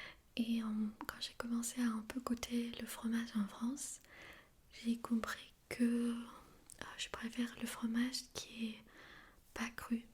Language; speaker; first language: French; non-native, fluent; Armenian